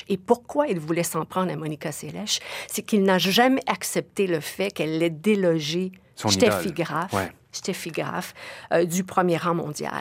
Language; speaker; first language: French; native; French